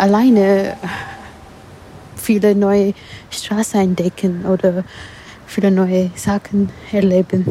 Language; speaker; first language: German; non-native, learner; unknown